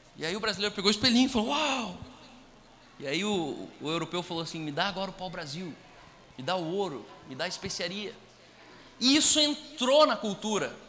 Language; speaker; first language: Portuguese; native; Portuguese